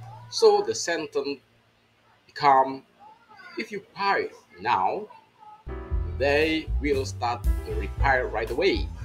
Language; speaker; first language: English; non-native, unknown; Indonesian